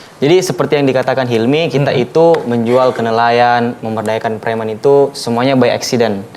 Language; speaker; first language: Indonesian; native; Indonesian